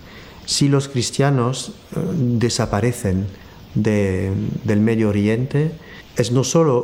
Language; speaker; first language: Spanish; non-native, fluent; French